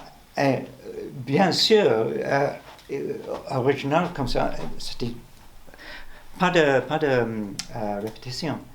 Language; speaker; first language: French; non-native, learner; English